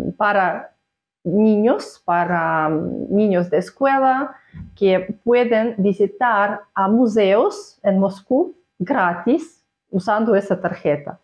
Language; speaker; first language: Spanish; non-native, fluent; Russian